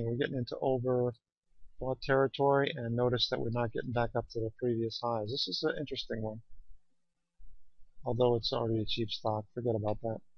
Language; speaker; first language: English; native; English